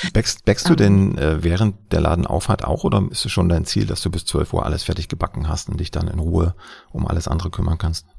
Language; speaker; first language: German; native; German